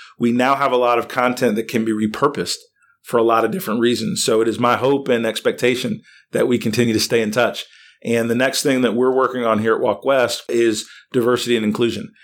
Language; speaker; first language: English; native; English